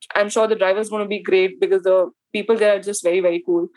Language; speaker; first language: English; non-native, local second language; Hindi